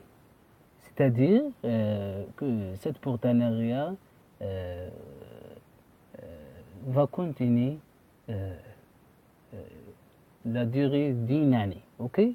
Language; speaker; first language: French; non-native, fluent; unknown